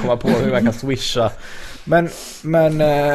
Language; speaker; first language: Swedish; native; Swedish